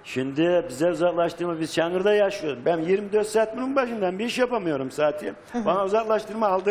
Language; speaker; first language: Turkish; native; Turkish